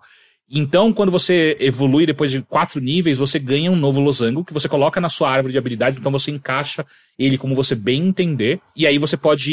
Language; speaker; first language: Portuguese; native; Portuguese